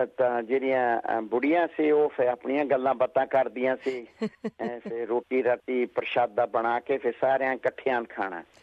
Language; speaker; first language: Punjabi; early bilingual, heritage; Punjabi